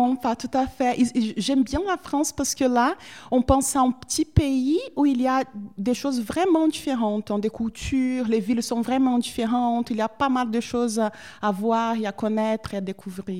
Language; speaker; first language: French; non-native, fluent; Portuguese